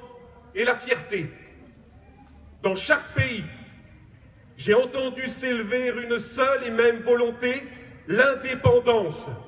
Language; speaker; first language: French; native; French